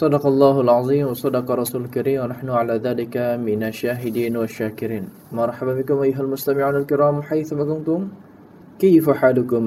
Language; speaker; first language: Arabic; non-native, fluent; Indonesian